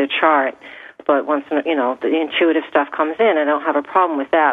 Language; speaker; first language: English; native; English